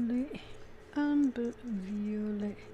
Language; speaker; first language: French; non-native, fluent; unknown